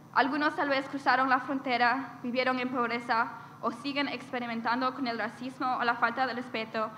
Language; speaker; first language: Spanish; early bilingual, heritage; Spanish